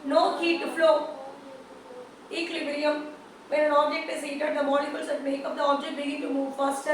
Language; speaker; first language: English; non-native, local second language; Tamil